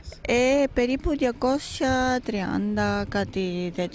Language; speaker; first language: Greek; non-native, fluent; Italian